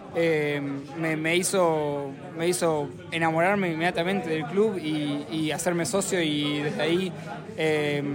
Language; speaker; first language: Spanish; native; Spanish